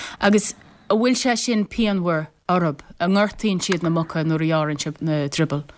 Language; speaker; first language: Irish; native; Irish